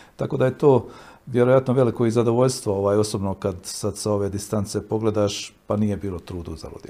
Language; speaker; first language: Croatian; native; Croatian